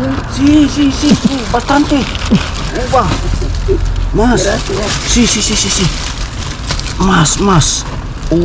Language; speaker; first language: Spanish; non-native, learner; Filipino